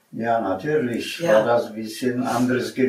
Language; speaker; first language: German; non-native, fluent; Polish